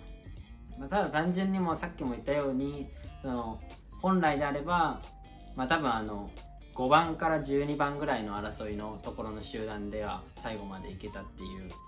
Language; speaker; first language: Japanese; native; Japanese